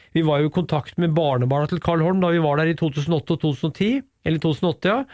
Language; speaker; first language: Norwegian; native; Norwegian